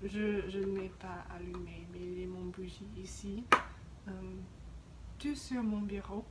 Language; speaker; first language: French; non-native, fluent; English